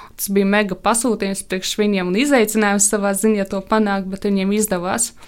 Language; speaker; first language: Latvian; non-native, local second language; Russian